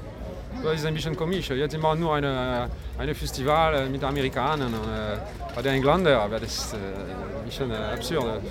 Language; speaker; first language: German; non-native, learner; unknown